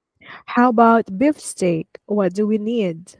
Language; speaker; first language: English; non-native, fluent; Vietnamese